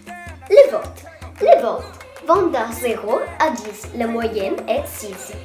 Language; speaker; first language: French; non-native, learner; Italian